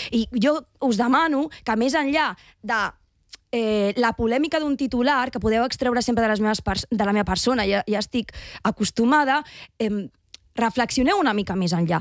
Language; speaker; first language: Catalan; non-native, local second language; Spanish